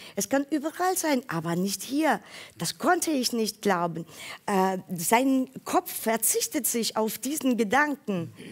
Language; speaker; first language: German; non-native, fluent; Ukrainian